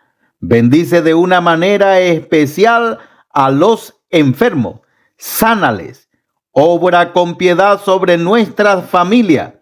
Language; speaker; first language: Spanish; native; Spanish